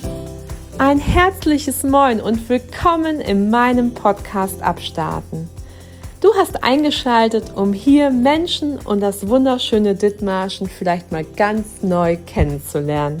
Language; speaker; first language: German; native; German